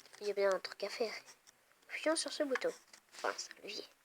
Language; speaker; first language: French; native; French